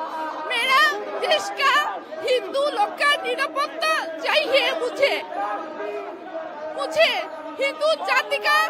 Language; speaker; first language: Hindi; non-native, learner; Bangla